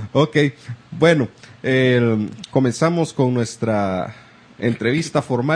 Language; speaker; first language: Spanish; native; Spanish